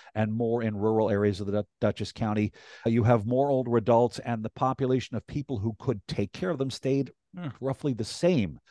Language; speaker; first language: English; native; English